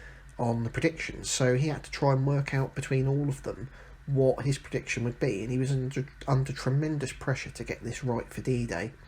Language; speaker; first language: English; native; English